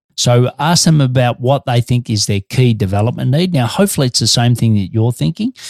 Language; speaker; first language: English; native; English